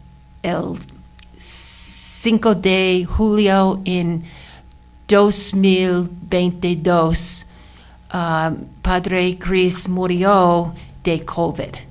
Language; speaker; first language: Spanish; non-native, learner; English